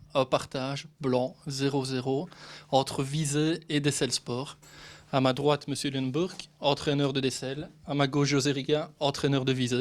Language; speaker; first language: French; native; French